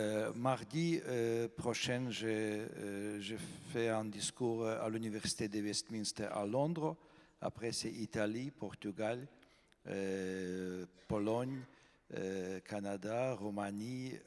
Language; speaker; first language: French; non-native, fluent; Russian